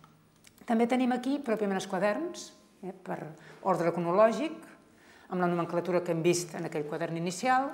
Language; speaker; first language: Catalan; native; Catalan